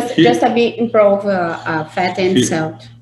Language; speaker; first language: English; non-native, learner; Portuguese